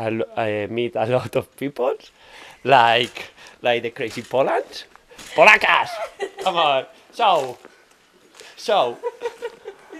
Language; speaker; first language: English; non-native, learner; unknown